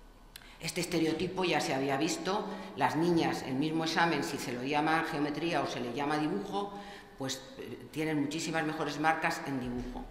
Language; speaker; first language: Spanish; native; Spanish